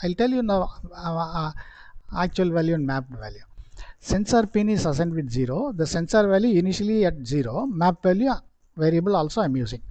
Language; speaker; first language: English; non-native, local second language; Tamil